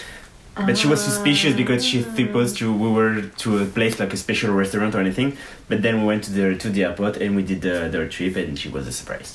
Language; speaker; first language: English; non-native, learner; French